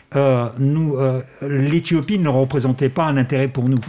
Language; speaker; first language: French; non-native, fluent; Russian